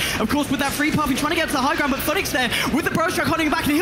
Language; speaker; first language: English; native; English